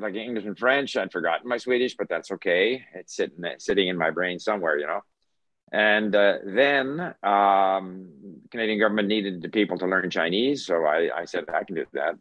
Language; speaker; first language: English; early bilingual, other home language; Swedish